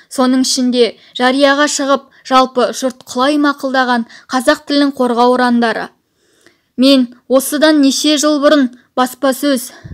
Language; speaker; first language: Kazakh; native; Kazakh